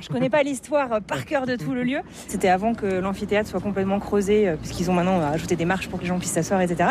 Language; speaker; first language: French; native; French